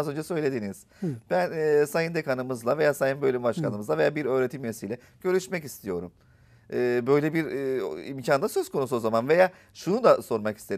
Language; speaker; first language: Turkish; native; Turkish